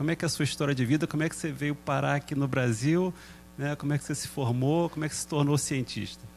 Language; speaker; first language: Portuguese; native; Portuguese